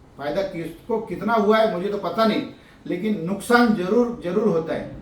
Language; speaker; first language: Hindi; non-native, local second language; Marathi